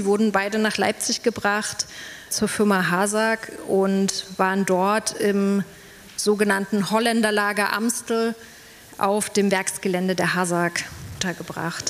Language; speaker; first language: German; native; German